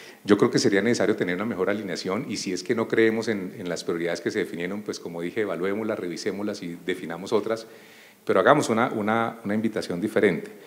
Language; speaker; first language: Spanish; native; Spanish